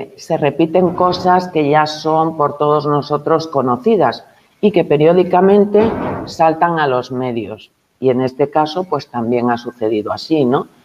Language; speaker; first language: Spanish; native; Spanish